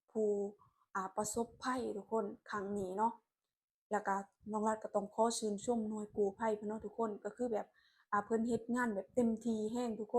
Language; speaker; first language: Thai; non-native, local second language; Lao